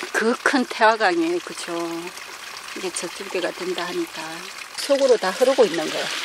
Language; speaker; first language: Korean; native; Korean